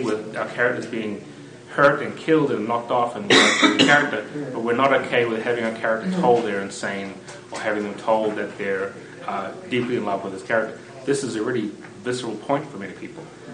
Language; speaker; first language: English; native; English